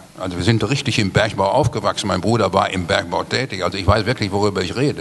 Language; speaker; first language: German; native; German